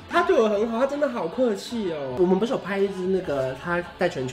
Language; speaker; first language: Chinese; native; Chinese